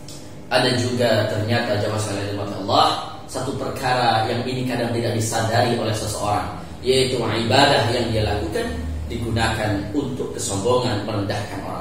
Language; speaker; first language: Indonesian; native; Indonesian